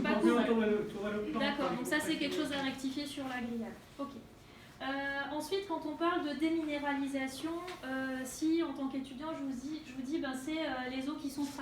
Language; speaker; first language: French; native; French